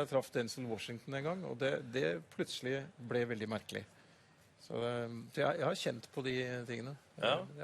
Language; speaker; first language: Norwegian; native; Norwegian